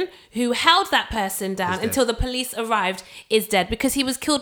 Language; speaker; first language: English; native; English